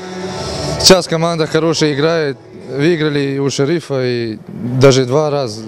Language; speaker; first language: Russian; non-native, learner; Serbian